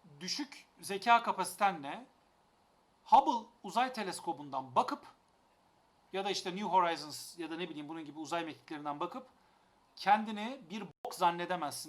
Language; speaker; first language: Turkish; native; Turkish